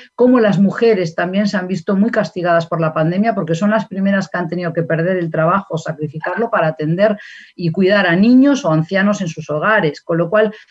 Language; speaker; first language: Spanish; native; Spanish